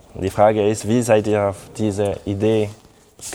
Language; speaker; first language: German; non-native, local second language; French